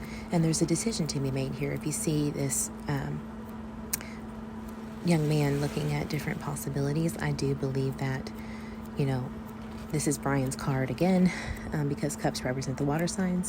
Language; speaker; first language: English; native; English